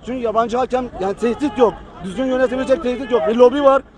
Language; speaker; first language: Turkish; native; Turkish